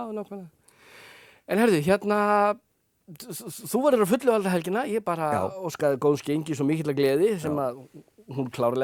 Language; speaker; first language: Icelandic; native; Icelandic